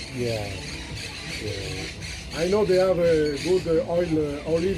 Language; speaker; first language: English; non-native, learner; French